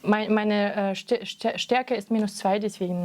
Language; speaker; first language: German; non-native, fluent; French